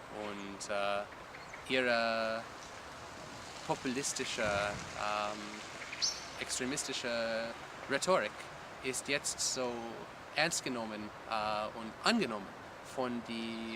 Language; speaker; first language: German; non-native, learner; English